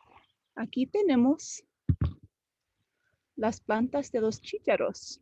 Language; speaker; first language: Spanish; non-native, fluent; English